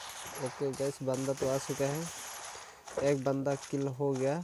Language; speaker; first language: Hindi; non-native, local second language; Assamese